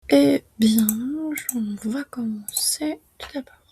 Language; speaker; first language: French; non-native, fluent; Spanish